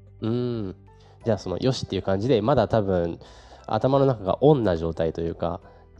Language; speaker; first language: Japanese; native; Japanese